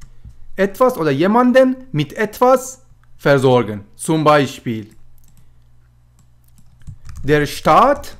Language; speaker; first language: German; non-native, fluent; Persian